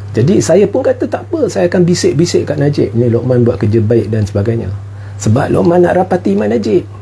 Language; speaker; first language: Malay; non-native, local second language; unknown